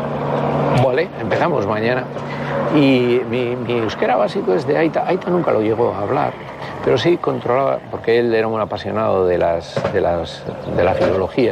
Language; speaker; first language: Spanish; native; Spanish